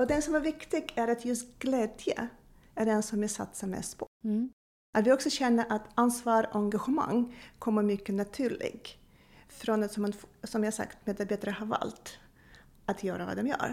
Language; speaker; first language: Swedish; non-native, fluent; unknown